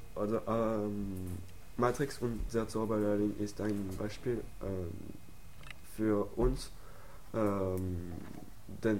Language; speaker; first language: German; non-native, learner; French